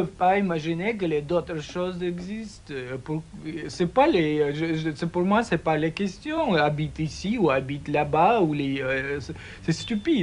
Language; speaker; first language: French; non-native, fluent; Russian